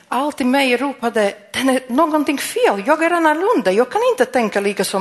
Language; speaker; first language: Swedish; non-native, fluent; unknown